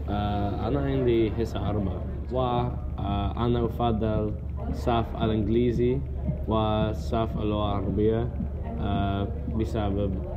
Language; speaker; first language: Arabic; non-native, learner; English